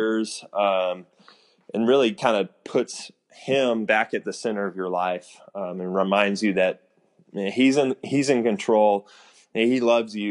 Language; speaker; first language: English; native; English